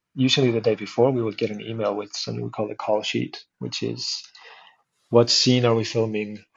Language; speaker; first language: English; non-native, fluent; Icelandic